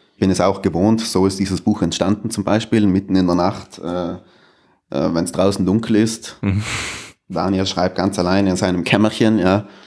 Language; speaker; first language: German; native; German